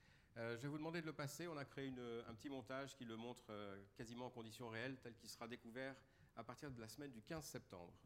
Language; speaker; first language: French; native; French